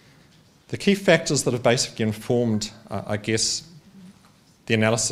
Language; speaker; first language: English; native; English